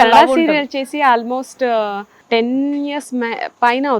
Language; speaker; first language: Telugu; non-native, fluent; Tamil